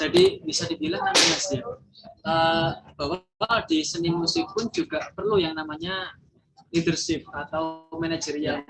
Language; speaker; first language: Indonesian; native; Indonesian